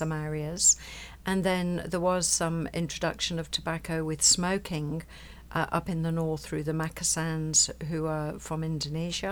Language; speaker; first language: English; native; English